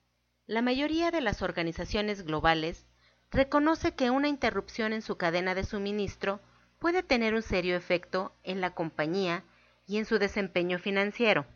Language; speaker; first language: Spanish; native; Spanish